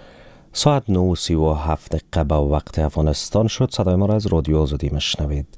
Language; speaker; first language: Persian; native; Persian